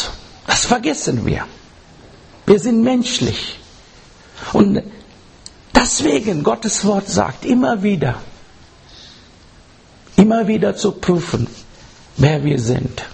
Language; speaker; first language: German; non-native, fluent; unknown